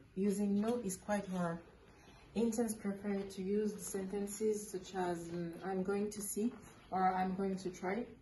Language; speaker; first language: English; non-native, learner; French